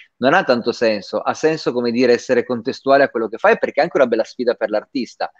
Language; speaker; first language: Italian; native; Italian